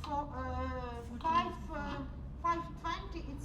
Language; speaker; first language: English; non-native, learner; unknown